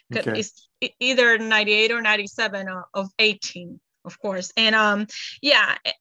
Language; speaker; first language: English; non-native, fluent; Spanish